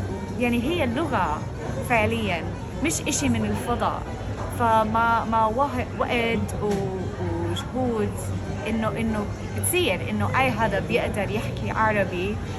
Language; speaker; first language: Arabic; non-native, fluent; English